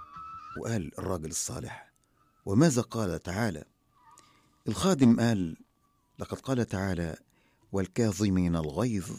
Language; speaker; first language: Arabic; native; Arabic